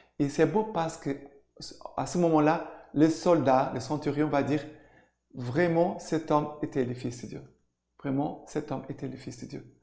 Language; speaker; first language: French; non-native, fluent; Portuguese